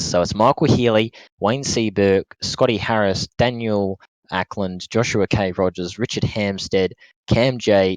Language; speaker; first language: English; native; English